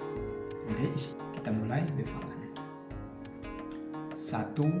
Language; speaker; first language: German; non-native, fluent; Indonesian